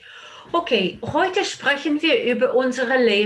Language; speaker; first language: German; non-native, fluent; English